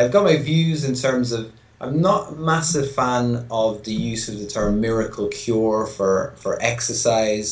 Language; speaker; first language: English; native; English